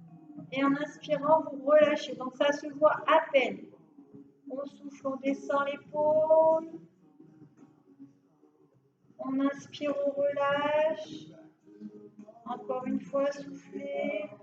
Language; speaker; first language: French; native; French